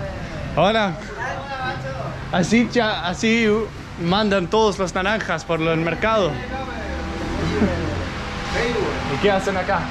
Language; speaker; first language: Spanish; non-native, fluent; Danish